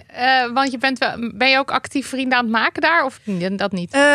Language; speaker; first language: Dutch; native; Dutch